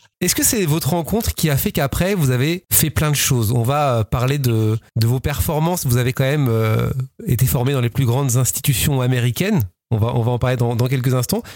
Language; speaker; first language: French; native; French